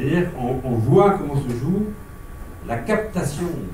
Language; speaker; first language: French; native; French